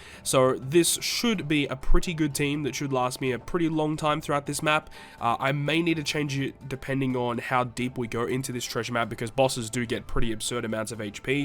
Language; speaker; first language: English; native; English